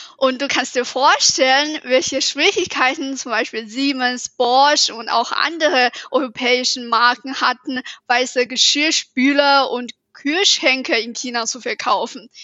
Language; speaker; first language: German; non-native, fluent; Chinese